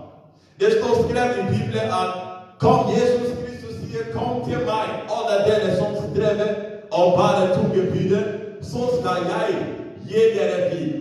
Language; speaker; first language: Norwegian; non-native, fluent; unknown